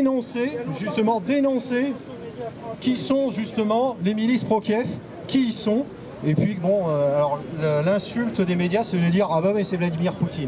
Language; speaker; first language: French; native; French